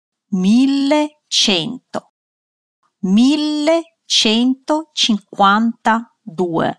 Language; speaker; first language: Italian; non-native, fluent; Russian